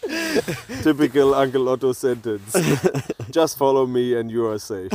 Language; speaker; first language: English; non-native, fluent; German